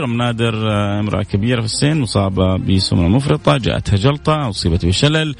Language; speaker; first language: Arabic; native; Arabic